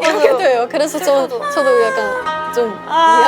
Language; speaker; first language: Korean; early bilingual, heritage; English